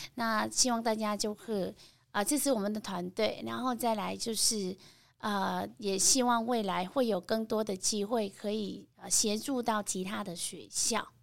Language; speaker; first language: Chinese; non-native, fluent; Vietnamese